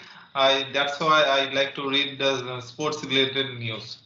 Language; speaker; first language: English; non-native, learner; Bangla